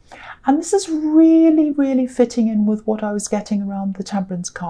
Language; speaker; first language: English; native; English